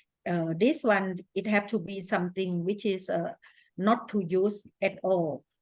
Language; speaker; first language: English; non-native, fluent; Thai